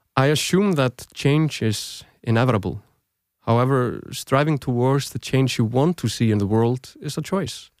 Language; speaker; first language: English; non-native, fluent; Icelandic